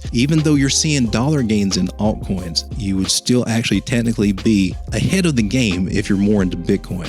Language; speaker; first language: English; native; English